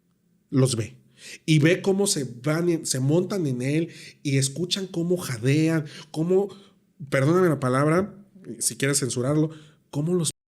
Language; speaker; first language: Spanish; native; Spanish